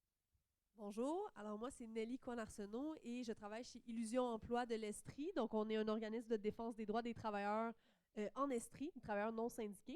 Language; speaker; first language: French; native; French